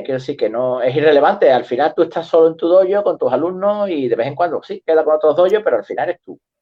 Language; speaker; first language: Spanish; native; Spanish